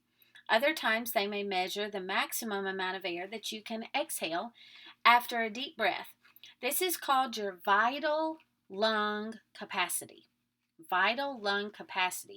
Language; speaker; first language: English; native; English